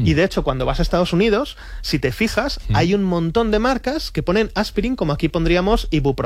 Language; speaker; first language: Spanish; native; Spanish